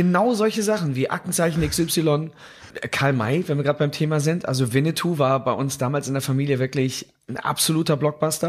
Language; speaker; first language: German; native; German